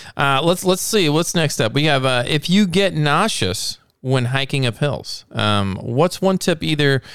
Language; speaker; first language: English; native; English